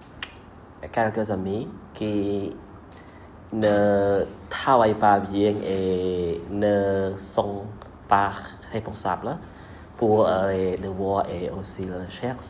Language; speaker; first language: French; non-native, learner; Vietnamese